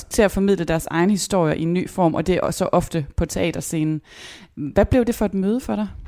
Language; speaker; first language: Danish; native; Danish